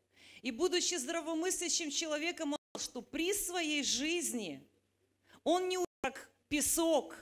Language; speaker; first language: Russian; native; Russian